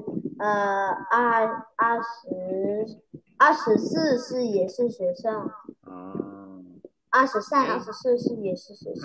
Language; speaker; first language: Chinese; non-native, learner; Vietnamese